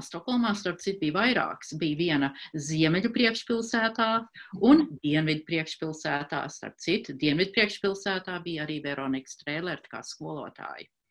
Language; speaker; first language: Latvian; early bilingual, heritage; Latvian